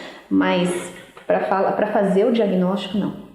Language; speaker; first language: Portuguese; native; Portuguese